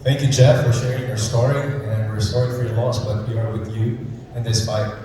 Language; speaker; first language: English; non-native, local second language; Filipino